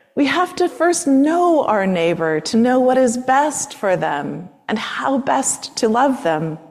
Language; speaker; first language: English; native; English